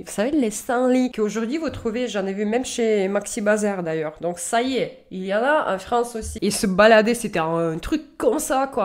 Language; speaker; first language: French; native; French